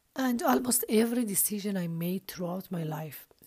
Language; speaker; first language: English; non-native, fluent; Persian